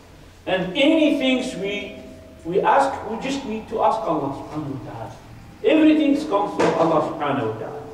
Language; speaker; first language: English; non-native, fluent; Arabic